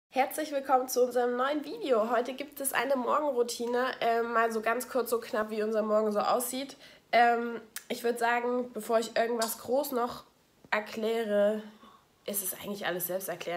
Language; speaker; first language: German; native; German